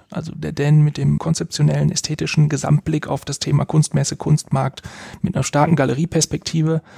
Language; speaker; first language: German; native; German